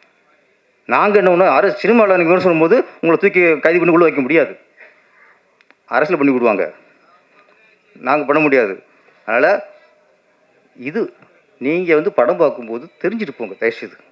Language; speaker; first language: Tamil; native; Tamil